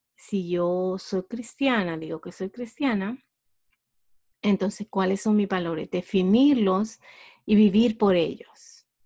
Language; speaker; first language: Spanish; native; Spanish